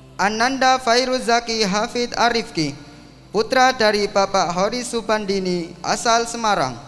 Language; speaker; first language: Indonesian; native; Indonesian